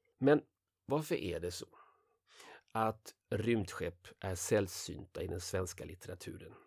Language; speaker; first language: Swedish; native; Swedish